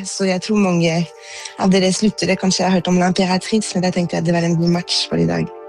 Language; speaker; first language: Norwegian; non-native, fluent; French